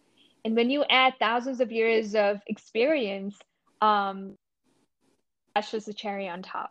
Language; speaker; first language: English; non-native, local second language; Gujarati